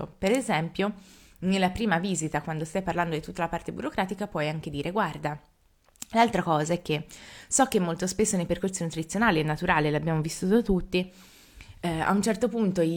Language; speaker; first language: Italian; native; Italian